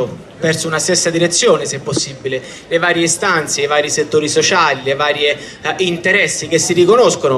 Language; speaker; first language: Italian; native; Italian